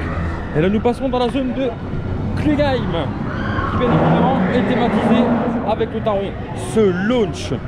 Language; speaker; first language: French; native; French